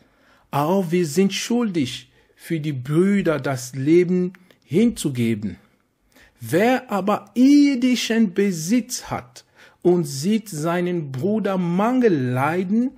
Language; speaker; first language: German; non-native, fluent; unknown